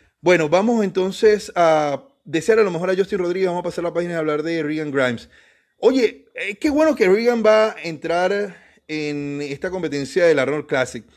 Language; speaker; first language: Spanish; native; Spanish